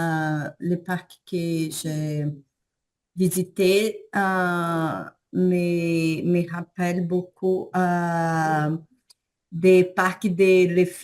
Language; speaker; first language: French; non-native, learner; Portuguese